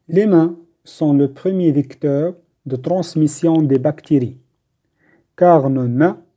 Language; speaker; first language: French; non-native, local second language; Arabic